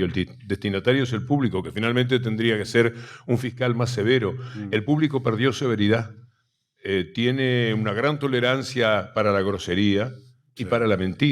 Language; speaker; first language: Spanish; native; Spanish